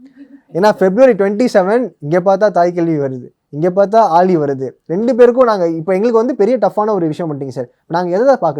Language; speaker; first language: Tamil; native; Tamil